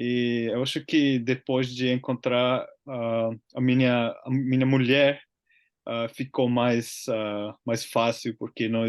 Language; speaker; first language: Portuguese; non-native, learner; Finnish